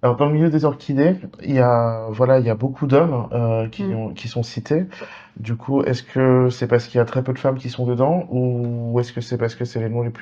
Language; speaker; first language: French; native; French